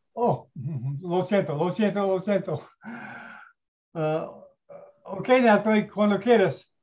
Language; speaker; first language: Spanish; non-native, fluent; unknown